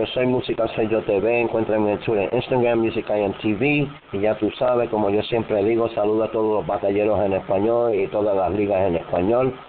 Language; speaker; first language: Spanish; early bilingual, heritage; Spanish